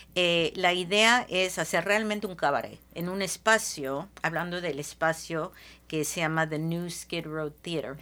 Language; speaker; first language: Spanish; early bilingual, heritage; Spanish